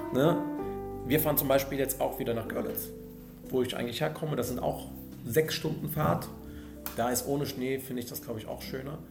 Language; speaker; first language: German; native; German